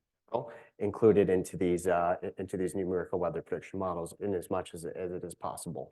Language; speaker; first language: English; native; English